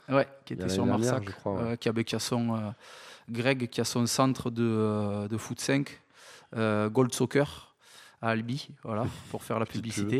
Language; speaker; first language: French; native; French